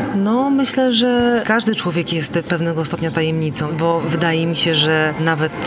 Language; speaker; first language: Polish; native; Polish